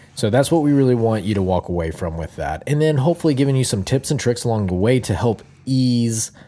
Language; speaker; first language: English; native; English